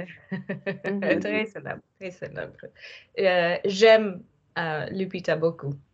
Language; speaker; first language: French; non-native, fluent; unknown